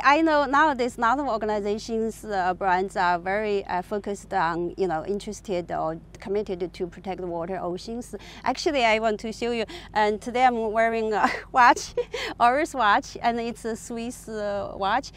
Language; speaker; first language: English; non-native, fluent; Chinese